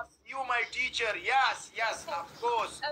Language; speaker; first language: English; non-native, learner; Pashto